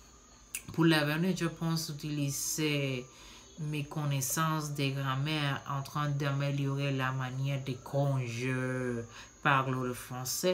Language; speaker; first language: French; non-native, learner; Spanish